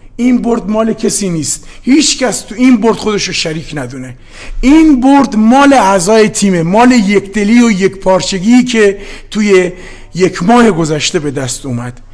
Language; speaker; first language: Persian; native; Persian